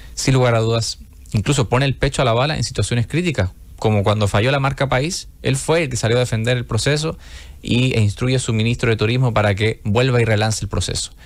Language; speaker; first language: Spanish; native; Spanish